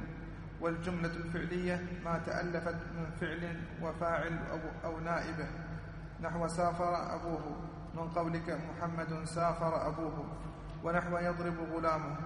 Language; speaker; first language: Arabic; native; Arabic